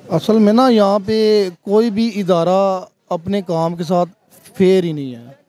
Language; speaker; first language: Urdu; non-native, local second language; Punjabi